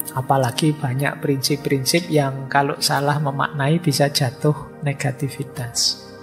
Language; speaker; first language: Indonesian; native; Indonesian